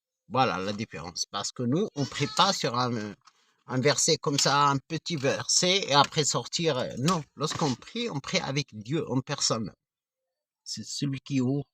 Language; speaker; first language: French; non-native, fluent; Arabic